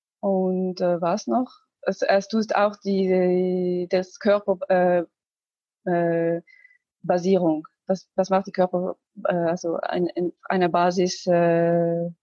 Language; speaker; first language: German; non-native, learner; Arabic